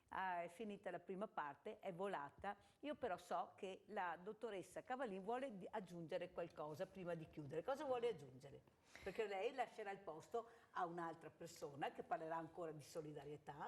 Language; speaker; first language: Italian; native; Italian